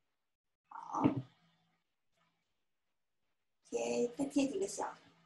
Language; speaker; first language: Chinese; native; Chinese